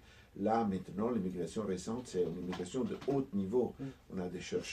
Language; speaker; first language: French; non-native, fluent; Italian